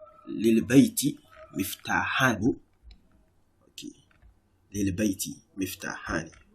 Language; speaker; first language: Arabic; non-native, fluent; English